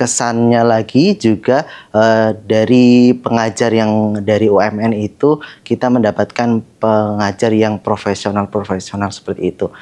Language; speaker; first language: Indonesian; non-native, local second language; Javanese